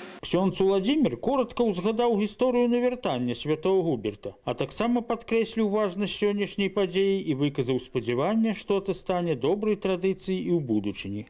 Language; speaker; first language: Belarusian; native; Belarusian